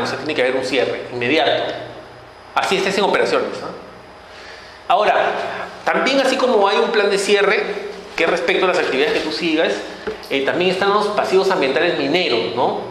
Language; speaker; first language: Spanish; native; Spanish